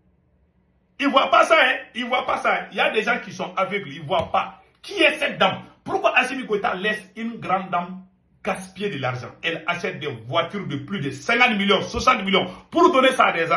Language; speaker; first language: French; non-native, local second language; Bambara